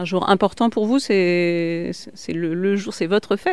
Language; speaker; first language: French; native; French